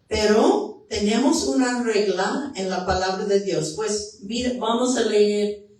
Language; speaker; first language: Spanish; non-native, fluent; English